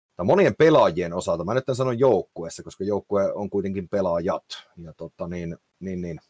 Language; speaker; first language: Finnish; native; Finnish